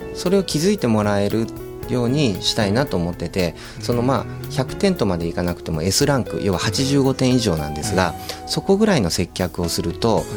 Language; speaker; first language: Japanese; native; Japanese